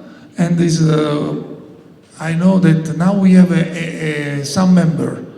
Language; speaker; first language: English; non-native, learner; Italian